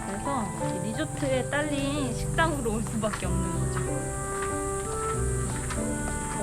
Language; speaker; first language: Korean; native; Korean